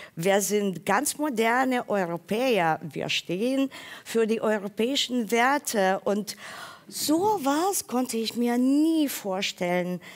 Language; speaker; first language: German; non-native, fluent; Ukrainian